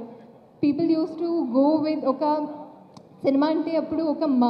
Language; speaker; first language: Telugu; non-native, fluent; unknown